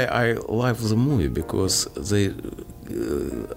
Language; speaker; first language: English; non-native, fluent; Russian